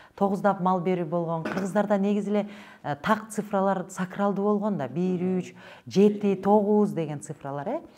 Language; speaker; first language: Kyrgyz; native; Kyrgyz